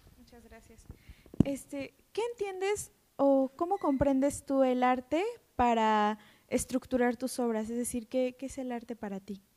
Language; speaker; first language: Spanish; native; Spanish